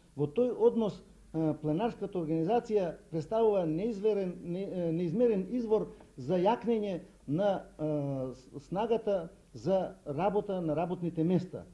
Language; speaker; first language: Macedonian; native; Macedonian